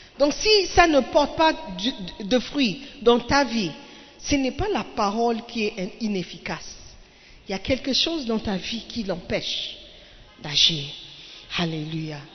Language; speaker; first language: French; non-native, fluent; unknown